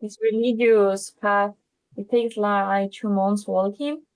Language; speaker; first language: English; non-native, fluent; Spanish